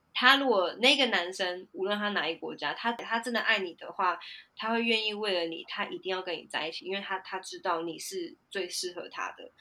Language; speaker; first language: Chinese; native; Chinese